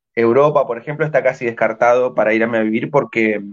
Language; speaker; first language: Spanish; native; Spanish